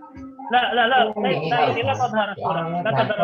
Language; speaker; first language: Arabic; non-native, fluent; Indonesian